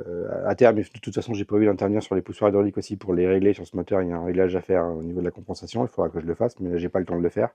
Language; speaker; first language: French; native; French